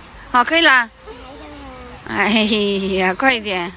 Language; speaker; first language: Chinese; non-native, learner; Indonesian